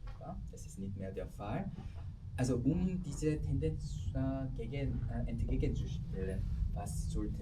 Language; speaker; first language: German; non-native, fluent; Korean